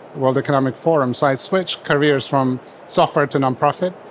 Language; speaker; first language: English; non-native, fluent; Turkish